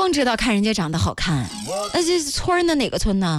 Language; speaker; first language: Chinese; native; Chinese